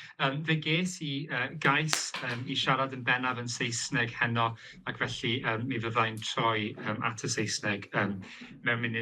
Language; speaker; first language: Welsh; native; Welsh